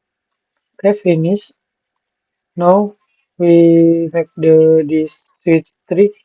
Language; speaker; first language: English; non-native, learner; Indonesian